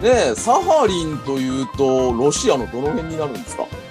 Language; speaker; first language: Japanese; native; Japanese